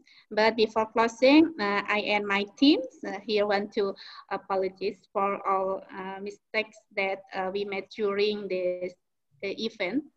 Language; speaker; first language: English; non-native, learner; Indonesian